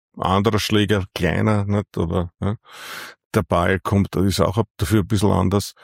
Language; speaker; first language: German; native; German